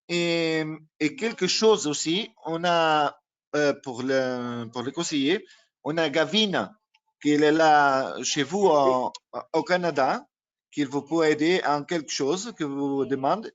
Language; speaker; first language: French; non-native, learner; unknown